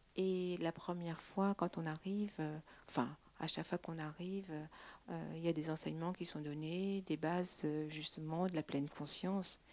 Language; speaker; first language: French; native; French